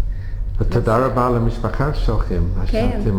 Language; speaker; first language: Hebrew; non-native, learner; English